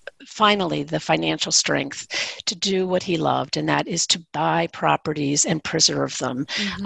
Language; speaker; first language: English; native; English